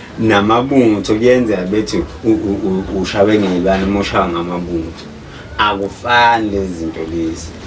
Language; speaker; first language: Zulu; native; Zulu